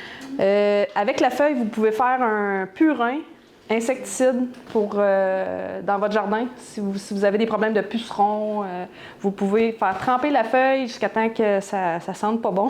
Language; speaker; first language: French; native; French